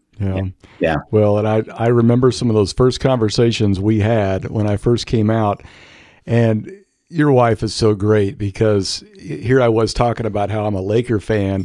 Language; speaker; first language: English; native; English